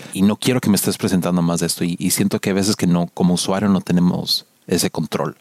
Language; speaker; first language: Spanish; native; Spanish